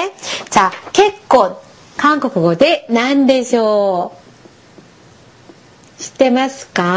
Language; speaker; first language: Japanese; non-native, fluent; Korean